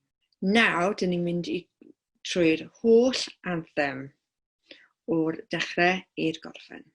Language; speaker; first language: Welsh; non-native, local second language; English